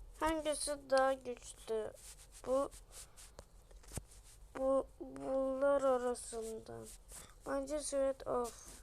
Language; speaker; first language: Turkish; native; Turkish